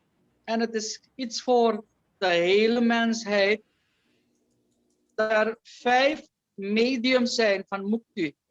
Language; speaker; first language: Dutch; non-native, local second language; Caribbean Hindustani